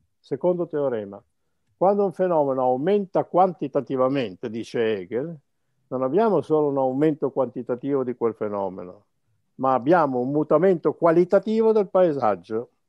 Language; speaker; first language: Italian; native; Italian